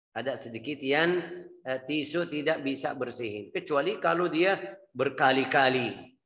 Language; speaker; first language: Indonesian; non-native, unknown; Arabic